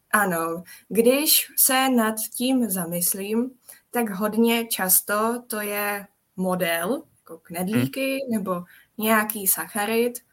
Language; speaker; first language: Czech; non-native, fluent; Japanese